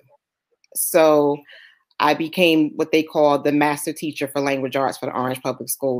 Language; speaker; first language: English; native; English